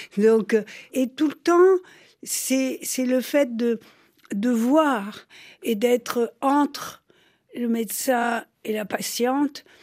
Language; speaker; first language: French; native; French